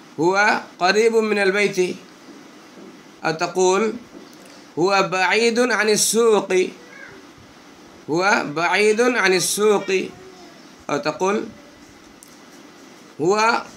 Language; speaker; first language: Arabic; non-native, fluent; Bangla